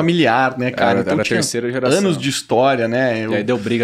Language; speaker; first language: Portuguese; native; Portuguese